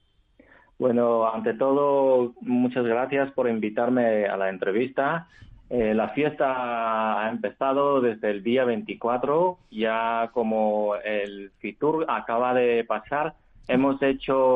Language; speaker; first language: Spanish; non-native, fluent; Chinese